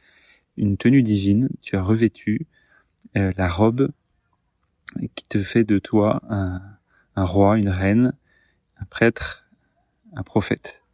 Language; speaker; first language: French; native; French